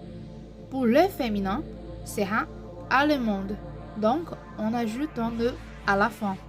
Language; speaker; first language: French; non-native, fluent; Portuguese